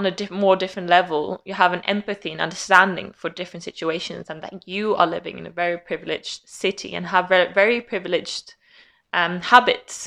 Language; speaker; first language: English; non-native, fluent; Swedish